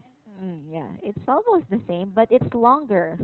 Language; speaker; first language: English; non-native, fluent; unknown